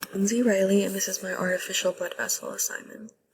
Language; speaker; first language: English; native; English